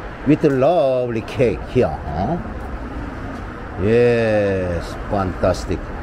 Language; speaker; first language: English; non-native, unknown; Korean